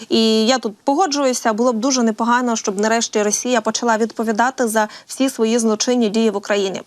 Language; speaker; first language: Ukrainian; native; Ukrainian